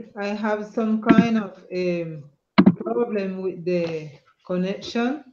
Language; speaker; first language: English; non-native, learner; Spanish